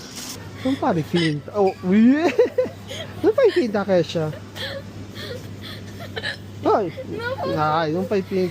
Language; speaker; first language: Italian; non-native, learner; Filipino